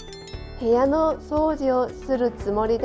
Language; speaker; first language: Japanese; non-native, learner; Korean